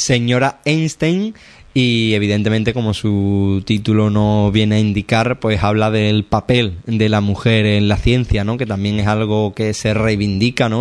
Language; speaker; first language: Spanish; native; Spanish